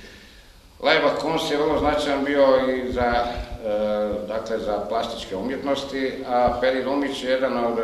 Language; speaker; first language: Croatian; native; Croatian